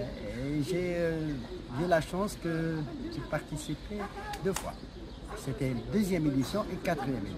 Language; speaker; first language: French; non-native, local second language; Arabic